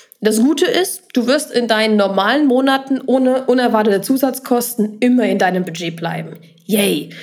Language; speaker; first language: German; native; German